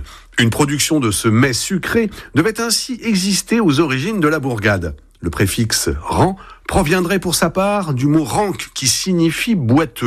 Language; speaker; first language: French; native; French